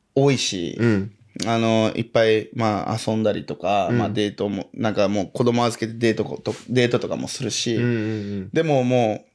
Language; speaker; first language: Japanese; early bilingual, other home language; Portuguese